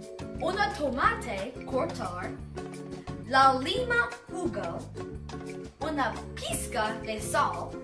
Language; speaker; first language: Spanish; non-native, learner; English